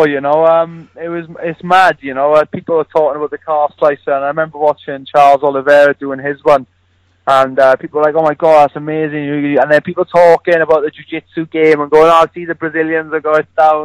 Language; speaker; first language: English; native; English